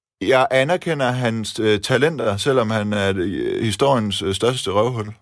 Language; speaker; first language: Danish; early bilingual, other home language; Persian